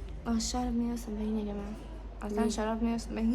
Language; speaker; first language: Arabic; native; Arabic